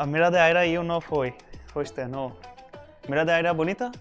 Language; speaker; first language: Portuguese; non-native, learner; Bangla